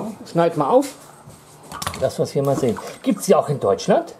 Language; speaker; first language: German; native; German